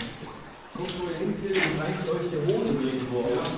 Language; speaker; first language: German; native; German